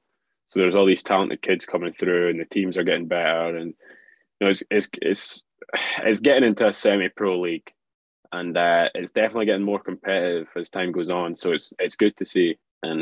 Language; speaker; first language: English; native; English